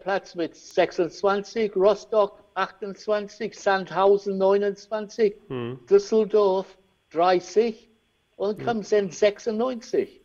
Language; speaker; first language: German; non-native, learner; English